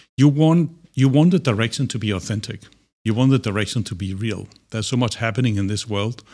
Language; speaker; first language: English; non-native, fluent; Danish